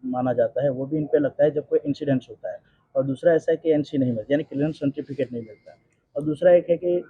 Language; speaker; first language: Hindi; native; Hindi